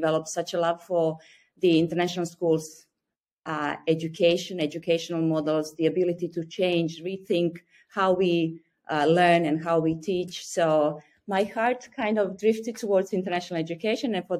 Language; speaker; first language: English; non-native, fluent; Croatian